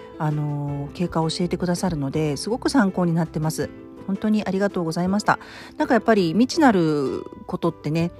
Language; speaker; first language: Japanese; native; Japanese